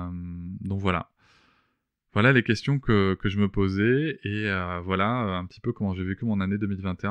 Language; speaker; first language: French; native; French